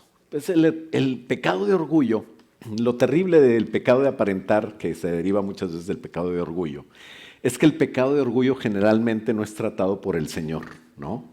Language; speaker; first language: Spanish; native; Spanish